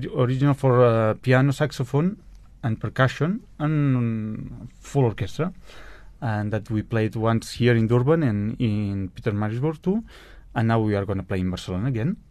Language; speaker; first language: English; non-native, learner; Spanish